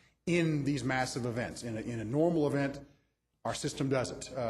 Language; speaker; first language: English; native; English